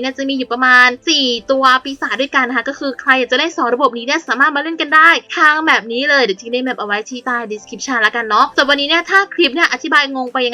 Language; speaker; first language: Thai; native; Thai